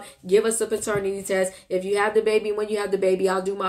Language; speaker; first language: English; native; English